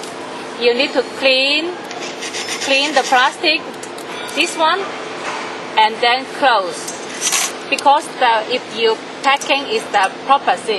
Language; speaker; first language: English; non-native, learner; Chinese